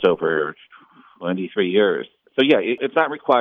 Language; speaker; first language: English; native; English